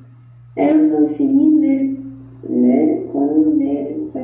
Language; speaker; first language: French; non-native, learner; Portuguese